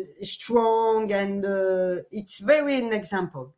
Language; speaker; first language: English; non-native, learner; French